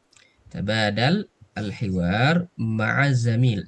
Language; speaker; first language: Arabic; non-native, fluent; Indonesian